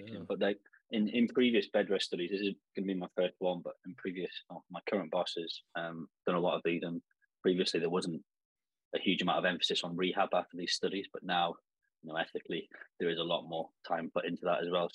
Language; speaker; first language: English; native; English